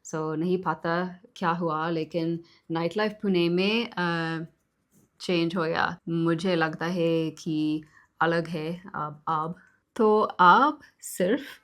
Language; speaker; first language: Hindi; non-native, learner; English